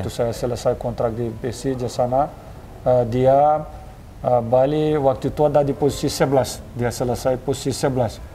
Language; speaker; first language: Indonesian; non-native, fluent; Portuguese